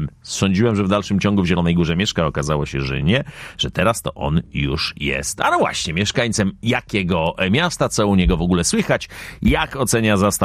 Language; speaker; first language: Polish; native; Polish